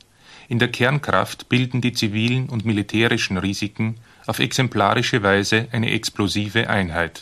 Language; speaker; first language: German; native; German